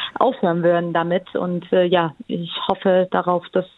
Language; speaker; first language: German; early bilingual, other home language; Persian